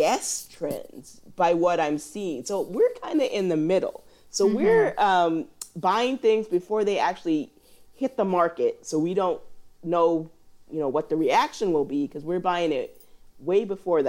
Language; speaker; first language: English; native; English